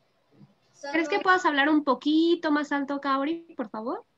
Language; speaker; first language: Spanish; native; Spanish